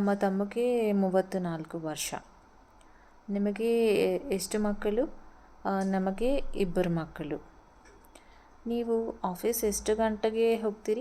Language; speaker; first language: Kannada; non-native, learner; Telugu